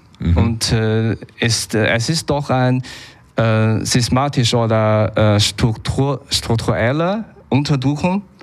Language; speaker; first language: German; non-native, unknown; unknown